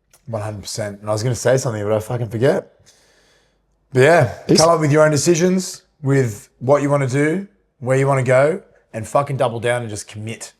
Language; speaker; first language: English; native; English